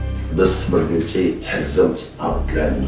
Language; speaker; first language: Arabic; native; Arabic